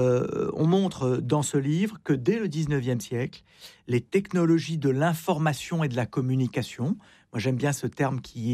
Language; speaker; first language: French; native; French